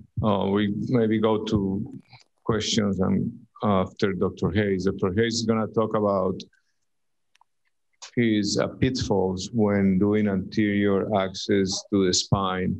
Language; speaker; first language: English; non-native, fluent; Spanish